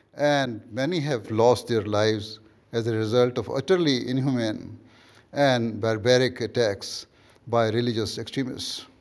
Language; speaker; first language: English; non-native, local second language; Urdu